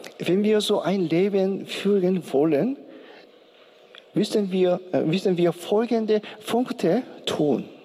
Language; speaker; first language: German; non-native, learner; Korean